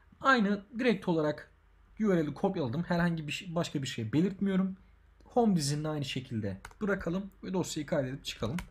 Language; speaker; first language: Turkish; native; Turkish